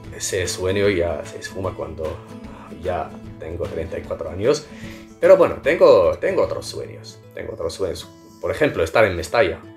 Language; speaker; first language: Spanish; non-native, fluent; Arabic